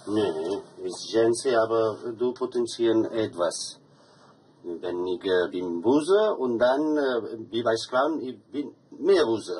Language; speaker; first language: German; non-native, learner; Italian